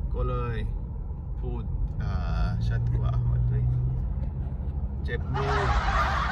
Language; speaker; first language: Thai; non-native, learner; Arabic